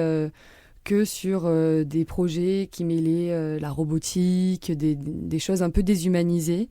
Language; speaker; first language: French; native; French